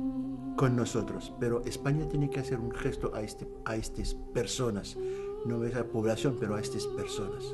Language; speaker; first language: Spanish; non-native, fluent; Arabic